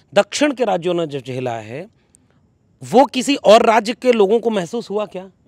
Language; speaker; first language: Hindi; native; Hindi